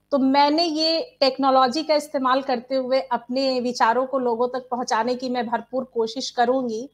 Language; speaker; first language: Hindi; native; Hindi